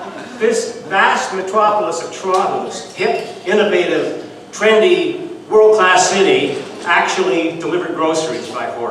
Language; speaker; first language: English; native; English